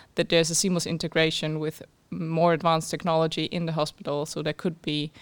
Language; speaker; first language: English; non-native, fluent; German